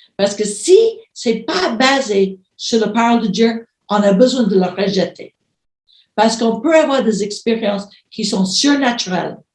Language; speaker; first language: French; non-native, fluent; English